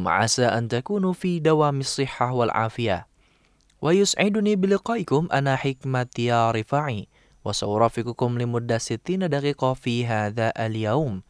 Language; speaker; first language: Arabic; non-native, fluent; Indonesian